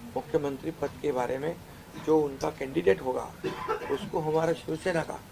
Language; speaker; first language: Hindi; non-native, local second language; Marathi